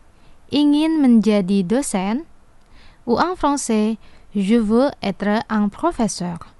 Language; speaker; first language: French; non-native, fluent; Indonesian